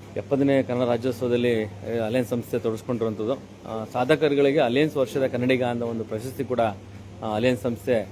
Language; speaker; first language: Kannada; native; Kannada